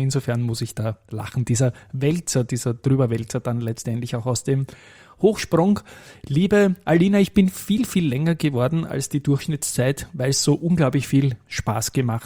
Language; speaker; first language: German; native; German